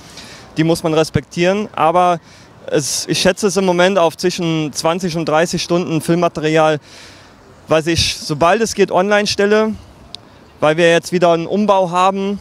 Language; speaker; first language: German; native; German